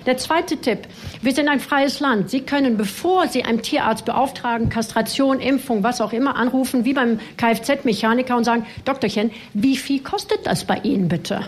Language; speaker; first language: German; non-native, fluent; French